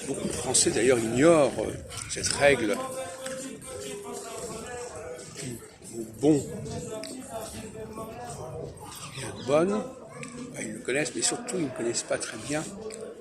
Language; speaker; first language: French; native; French